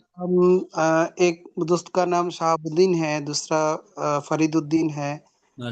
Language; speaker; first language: Hindi; non-native, learner; Bangla